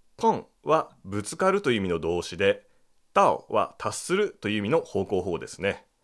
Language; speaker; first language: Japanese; native; Japanese